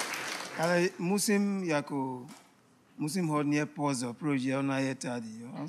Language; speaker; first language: Czech; non-native, learner; English